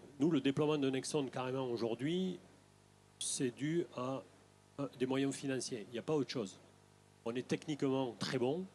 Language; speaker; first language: French; native; French